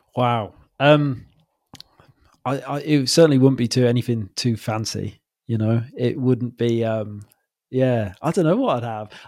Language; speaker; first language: English; native; English